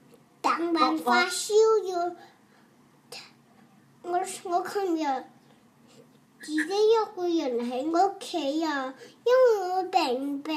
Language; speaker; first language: Chinese; early bilingual, heritage; Cantonese